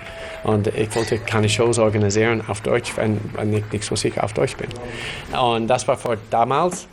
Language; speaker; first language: German; non-native, fluent; English